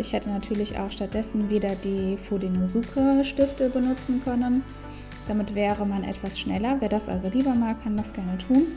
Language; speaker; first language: German; native; German